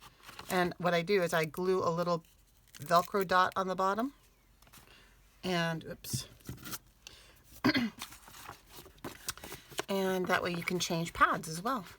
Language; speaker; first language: English; native; English